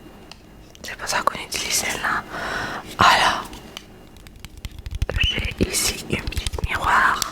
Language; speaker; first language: French; non-native, learner; Spanish